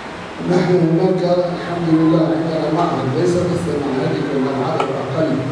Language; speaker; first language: Arabic; native; Arabic